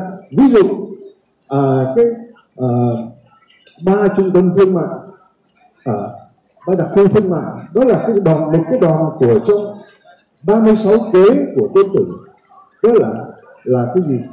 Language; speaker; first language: Vietnamese; native; Vietnamese